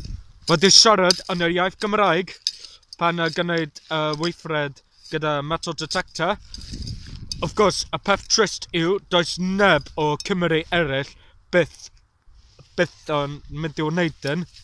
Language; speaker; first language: Welsh; non-native, learner; English